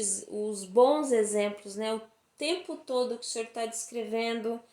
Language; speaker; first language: Portuguese; native; Portuguese